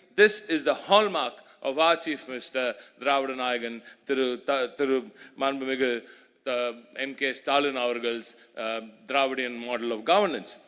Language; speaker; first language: English; non-native, local second language; Tamil